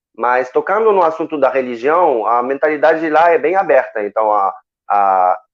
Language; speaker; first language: Portuguese; non-native, fluent; Arabic